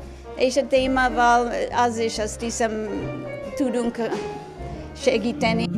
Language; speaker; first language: Hungarian; non-native, learner; English